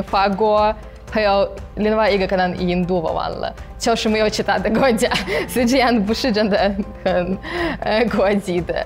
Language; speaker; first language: Chinese; non-native, fluent; Russian